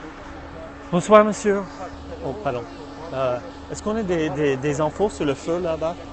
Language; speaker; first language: French; non-native, fluent; English